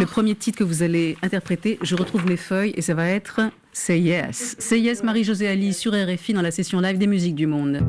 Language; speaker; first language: French; native; French